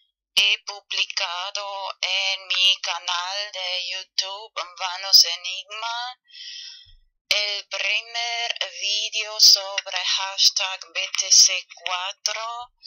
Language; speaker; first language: Spanish; non-native, fluent; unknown